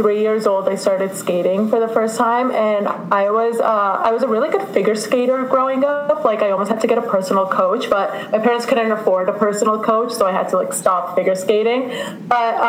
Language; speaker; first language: English; native; English